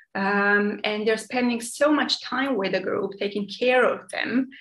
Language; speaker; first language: English; non-native, fluent; Serbian